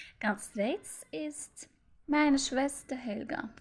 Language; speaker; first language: German; non-native, fluent; Turkish